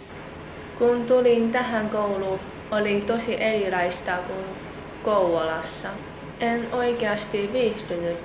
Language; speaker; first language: Finnish; early bilingual, other home language; Chinese